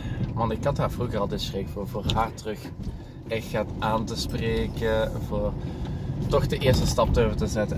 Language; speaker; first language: Dutch; native; Dutch